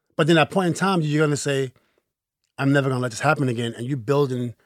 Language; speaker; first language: English; early bilingual, other home language; Akan